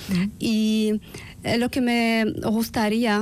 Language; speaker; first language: Spanish; non-native, learner; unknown